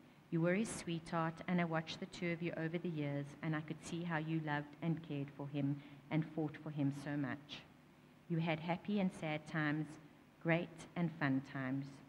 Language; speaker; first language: English; native; English